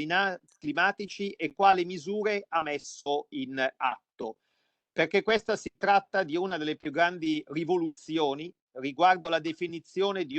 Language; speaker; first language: Italian; native; Italian